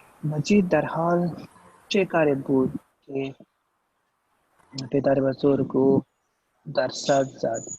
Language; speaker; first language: Persian; non-native, learner; Urdu